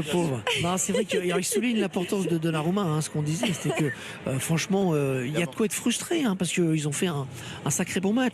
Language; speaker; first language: French; native; French